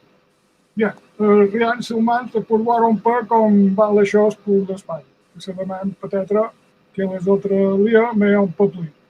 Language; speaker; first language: French; non-native, fluent; Spanish